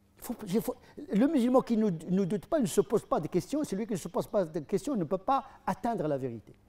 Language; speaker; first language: French; non-native, fluent; Arabic